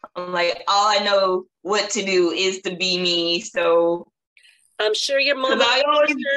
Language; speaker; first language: English; native; English